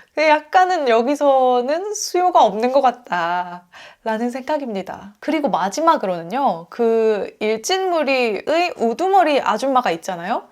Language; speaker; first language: Korean; native; Korean